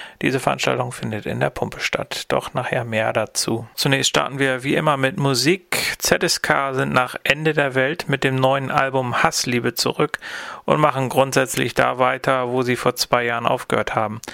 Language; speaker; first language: German; native; German